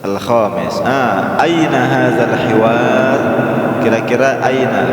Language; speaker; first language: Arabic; non-native, fluent; Indonesian